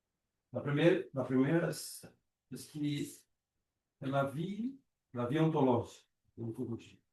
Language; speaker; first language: French; non-native, learner; Portuguese